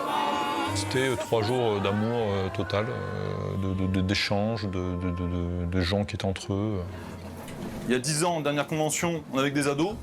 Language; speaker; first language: French; native; French